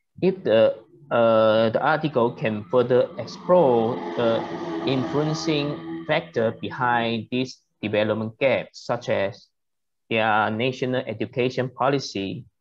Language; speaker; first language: English; non-native, learner; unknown